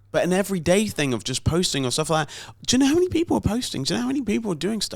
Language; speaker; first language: English; native; English